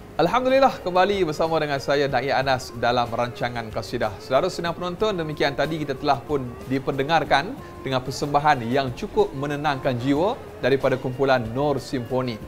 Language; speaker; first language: Malay; native; Malay